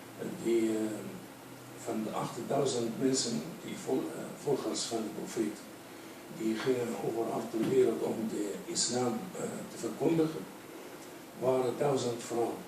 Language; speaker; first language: Dutch; non-native, fluent; Arabic